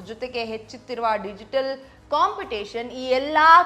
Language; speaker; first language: Kannada; native; Kannada